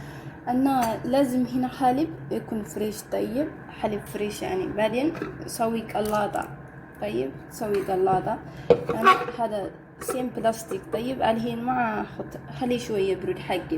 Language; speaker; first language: Arabic; non-native, learner; Amharic